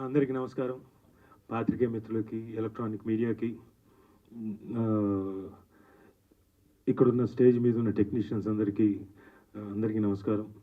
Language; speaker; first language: Telugu; native; Telugu